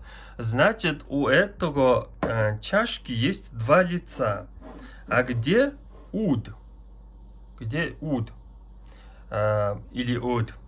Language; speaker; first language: Russian; non-native, learner; Mongolian